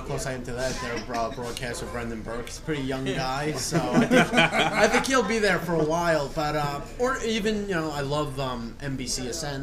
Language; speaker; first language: English; native; English